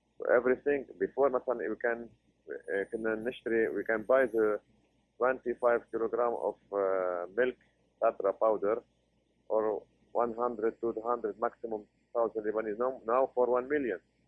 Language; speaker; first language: English; non-native, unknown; Arabic